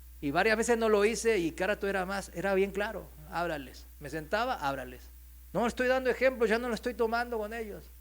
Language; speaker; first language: Spanish; non-native, fluent; Korean